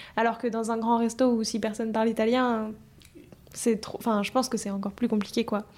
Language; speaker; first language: French; native; French